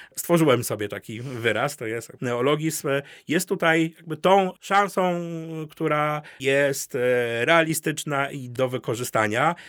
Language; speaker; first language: Polish; native; Polish